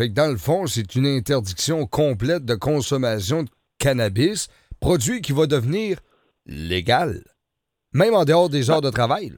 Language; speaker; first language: French; native; French